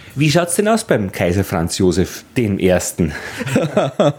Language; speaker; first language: German; native; German